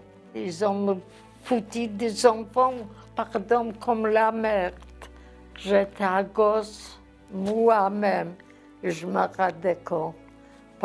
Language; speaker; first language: French; non-native, learner; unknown